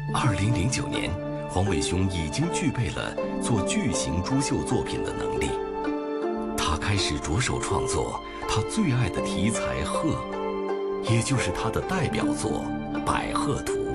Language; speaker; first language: Chinese; native; Chinese